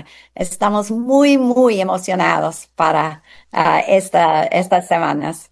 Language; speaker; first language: Spanish; non-native, fluent; English